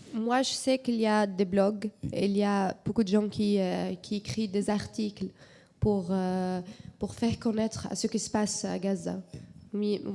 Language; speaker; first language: French; non-native, learner; Arabic